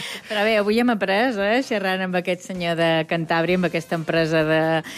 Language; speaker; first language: Catalan; native; Catalan